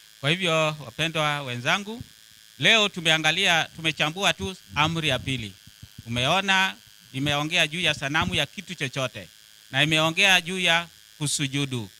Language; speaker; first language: Swahili; non-native, local second language; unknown